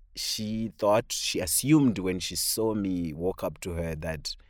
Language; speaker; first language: English; non-native, local second language; Shona